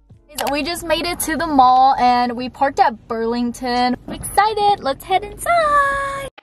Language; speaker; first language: English; native; English